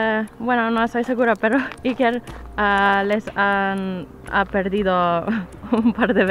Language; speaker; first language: Spanish; non-native, fluent; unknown